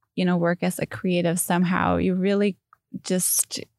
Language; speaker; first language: English; non-native, fluent; Danish